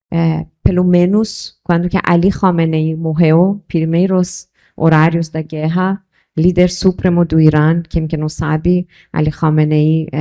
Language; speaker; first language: Portuguese; non-native, local second language; Persian